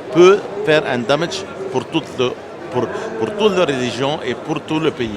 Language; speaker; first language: French; non-native, local second language; Arabic